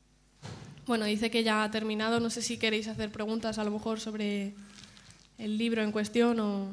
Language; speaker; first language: Spanish; native; Spanish